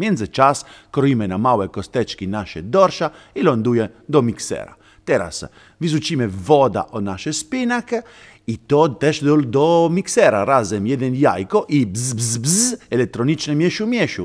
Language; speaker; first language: Polish; non-native, learner; Italian